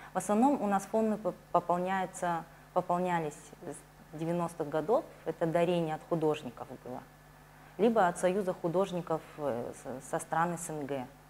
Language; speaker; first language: Russian; native; Russian